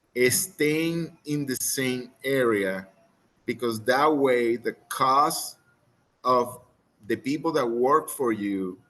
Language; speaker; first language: English; non-native, fluent; Spanish